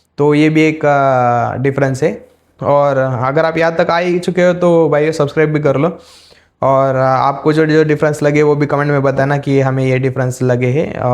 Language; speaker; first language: Hindi; non-native, local second language; Marathi